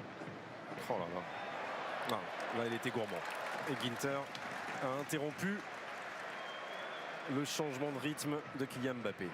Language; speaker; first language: French; native; French